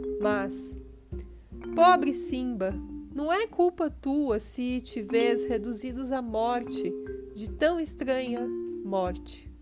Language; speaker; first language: Portuguese; native; Portuguese